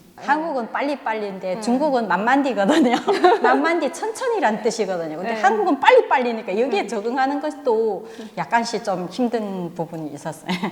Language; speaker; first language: Korean; non-native, fluent; Chinese